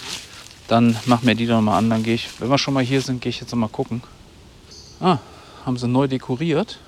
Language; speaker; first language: German; native; German